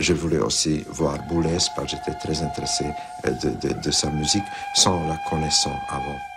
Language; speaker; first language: French; non-native, fluent; Hungarian